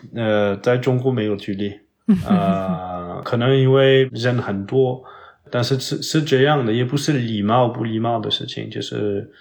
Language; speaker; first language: Chinese; non-native, learner; French